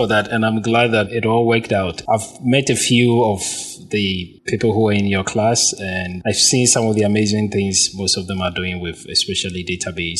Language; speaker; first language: English; non-native, local second language; Akan